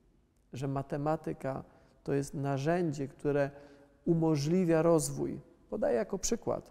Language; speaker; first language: Polish; native; Polish